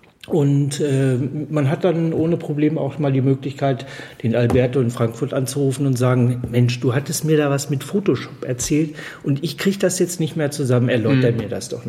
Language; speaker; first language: German; native; German